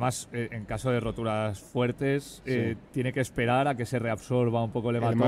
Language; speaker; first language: Spanish; native; Spanish